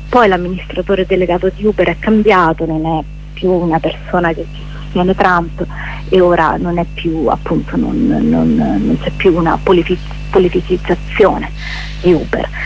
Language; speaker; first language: Italian; native; Italian